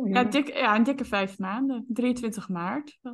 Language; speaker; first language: Dutch; native; Dutch